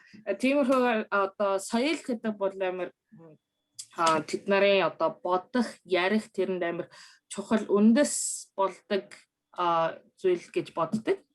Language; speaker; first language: Mongolian; early bilingual, other home language; Korean